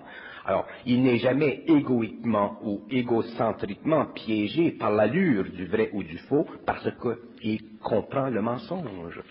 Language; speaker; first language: French; native; French